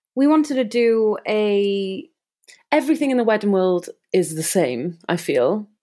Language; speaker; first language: English; native; English